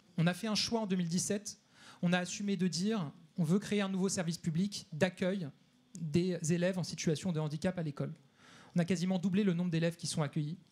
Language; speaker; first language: French; native; French